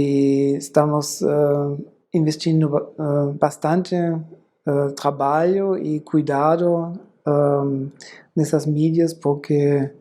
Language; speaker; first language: Portuguese; non-native, fluent; German